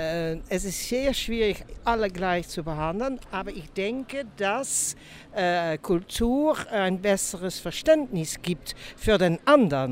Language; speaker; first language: German; non-native, fluent; Dutch